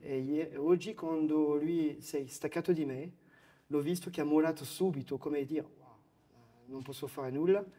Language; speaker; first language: Italian; non-native, fluent; French